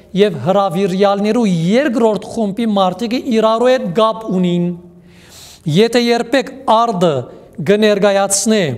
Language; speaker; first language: Armenian; native; Armenian